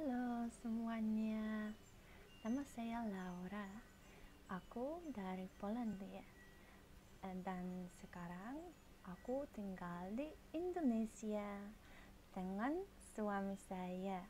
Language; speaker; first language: Indonesian; non-native, learner; Polish